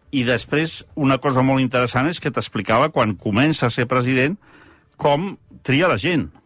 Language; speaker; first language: Catalan; native; Catalan